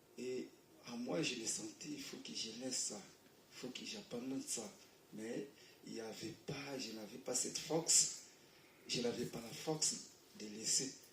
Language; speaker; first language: French; non-native, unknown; Portuguese